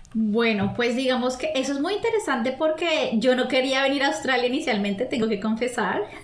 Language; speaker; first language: Spanish; native; Spanish